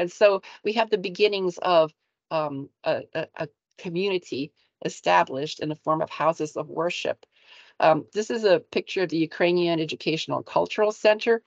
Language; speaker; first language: English; early bilingual, other home language; Ukrainian